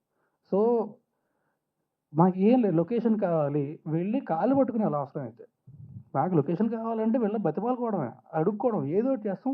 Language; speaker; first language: Telugu; native; Telugu